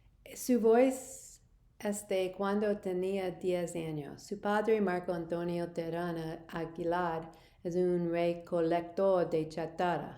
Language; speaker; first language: Spanish; non-native, learner; English